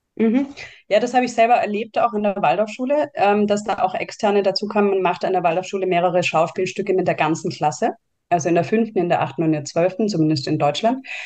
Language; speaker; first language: German; native; German